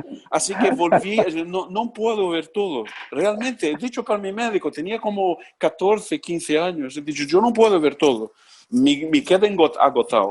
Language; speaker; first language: Spanish; non-native, learner; Portuguese